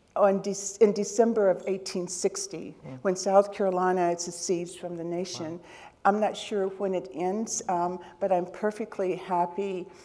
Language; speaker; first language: English; native; English